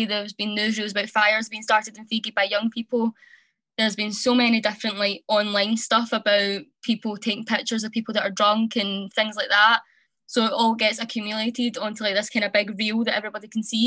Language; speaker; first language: English; native; English